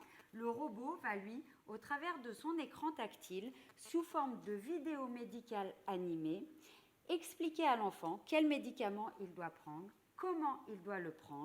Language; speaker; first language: French; native; French